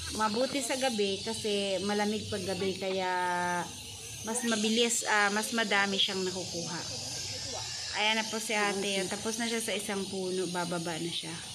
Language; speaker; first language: Filipino; non-native, local second language; Cebuano